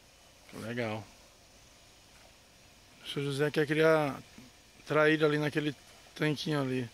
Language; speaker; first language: Portuguese; native; Portuguese